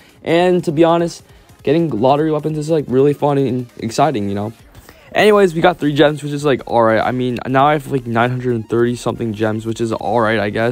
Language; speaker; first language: English; native; English